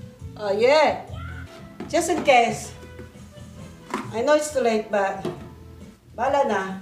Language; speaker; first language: English; non-native, fluent; Filipino